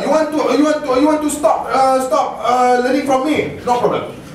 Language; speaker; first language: English; non-native, local second language; Malay